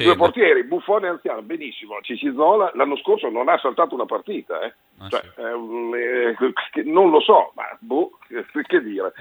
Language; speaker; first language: Italian; native; Italian